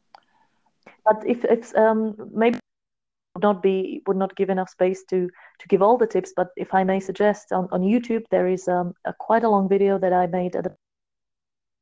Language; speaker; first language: English; non-native, fluent; Slovak